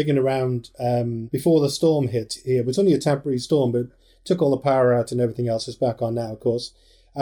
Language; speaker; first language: English; native; English